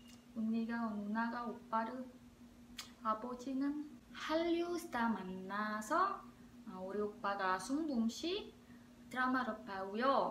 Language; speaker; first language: Korean; non-native, learner; Indonesian